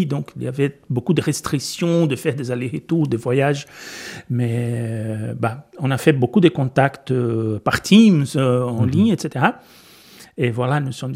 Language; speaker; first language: French; non-native, fluent; Portuguese